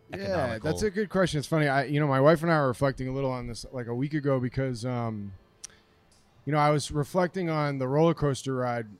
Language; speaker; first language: English; native; English